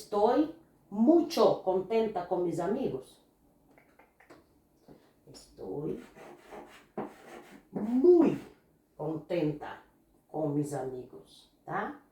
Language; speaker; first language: Spanish; non-native, fluent; Portuguese